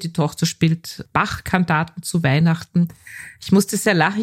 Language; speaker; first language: German; native; German